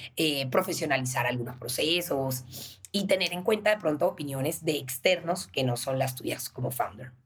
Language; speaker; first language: Spanish; native; Spanish